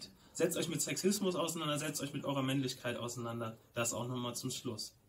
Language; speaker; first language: German; native; German